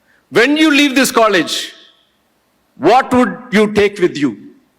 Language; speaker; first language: English; non-native, local second language; Tamil